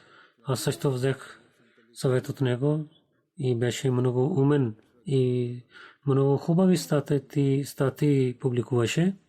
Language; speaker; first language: Bulgarian; non-native, learner; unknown